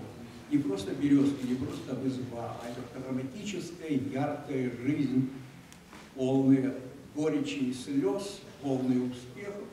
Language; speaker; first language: Russian; native; Russian